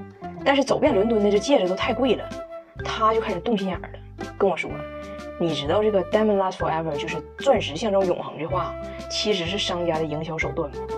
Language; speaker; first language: Chinese; native; Chinese